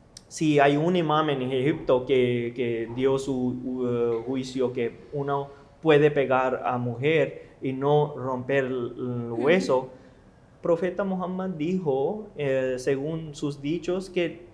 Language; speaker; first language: Spanish; non-native, learner; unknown